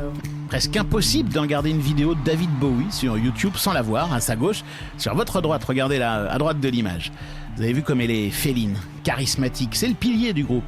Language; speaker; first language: French; native; French